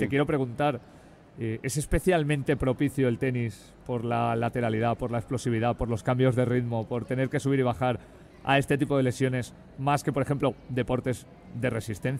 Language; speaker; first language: Spanish; native; Spanish